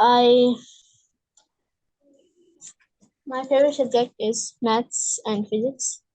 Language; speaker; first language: English; non-native, learner; Malayalam